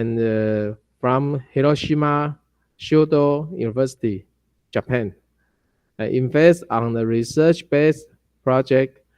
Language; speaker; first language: English; non-native, learner; Chinese